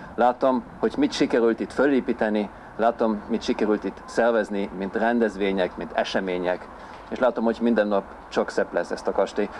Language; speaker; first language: Hungarian; non-native, fluent; German